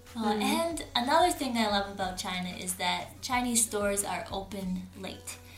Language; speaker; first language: English; native; English